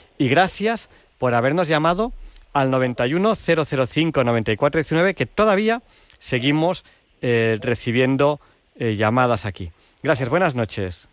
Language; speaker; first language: Spanish; native; Spanish